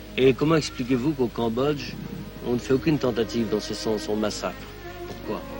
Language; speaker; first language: French; native; French